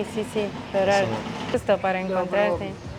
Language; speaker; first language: Spanish; non-native, learner; Romanian